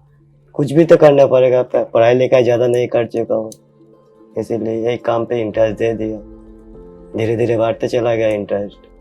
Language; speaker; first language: Hindi; non-native, local second language; Bangla